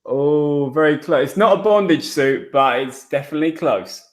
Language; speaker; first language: English; native; English